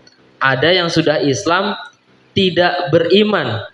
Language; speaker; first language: Indonesian; native; Indonesian